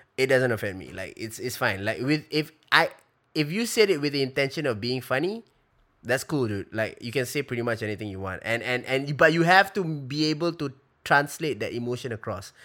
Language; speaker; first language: English; native; English